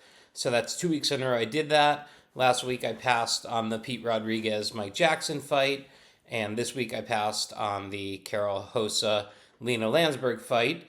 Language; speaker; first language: English; native; English